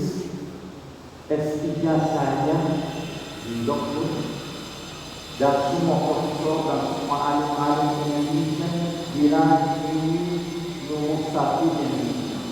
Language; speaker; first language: Indonesian; non-native, learner; Arabic